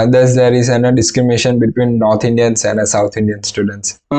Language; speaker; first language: English; non-native, local second language; Gujarati